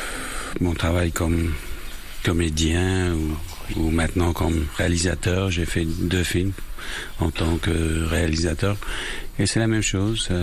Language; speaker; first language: French; non-native, fluent; English